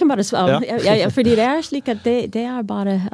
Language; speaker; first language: Norwegian; non-native, fluent; English